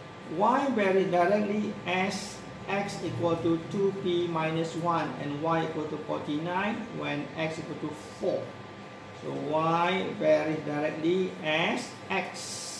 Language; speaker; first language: English; non-native, local second language; Malay